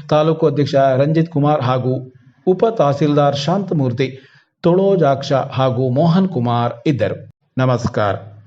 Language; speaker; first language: Kannada; native; Kannada